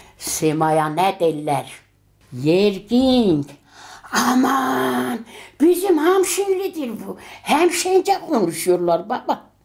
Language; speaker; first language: Turkish; early bilingual, heritage; Turkish